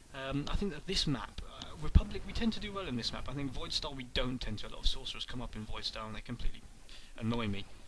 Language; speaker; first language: English; native; English